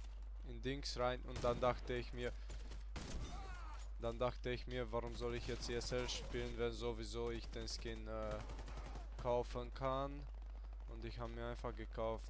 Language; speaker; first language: German; early bilingual, other home language; Hungarian